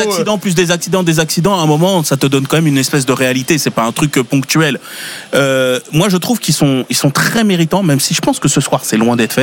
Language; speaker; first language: French; native; French